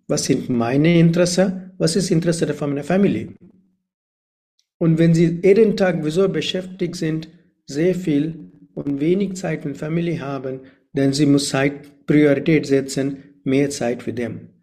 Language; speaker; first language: German; non-native, learner; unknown